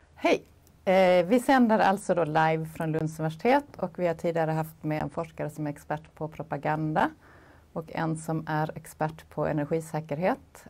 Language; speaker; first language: Swedish; native; Swedish